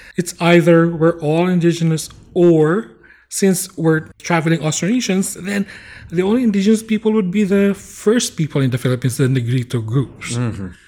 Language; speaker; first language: English; non-native, local second language; Bikol